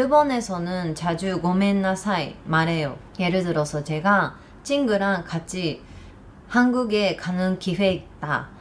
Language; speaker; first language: Korean; non-native, learner; Japanese